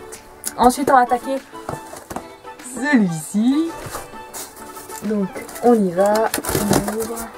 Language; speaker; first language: French; native; French